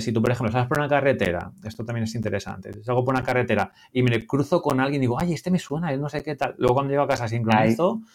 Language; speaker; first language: Spanish; native; Spanish